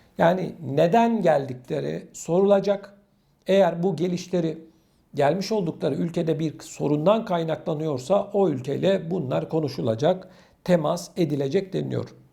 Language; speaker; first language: Turkish; native; Turkish